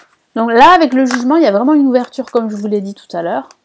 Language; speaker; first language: French; native; French